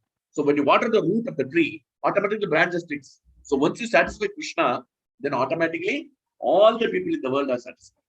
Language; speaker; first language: English; non-native, local second language; Hindi